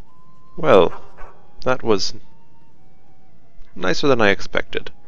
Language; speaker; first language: English; native; English